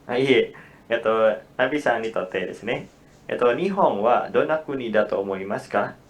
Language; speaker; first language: Japanese; non-native, fluent; Indonesian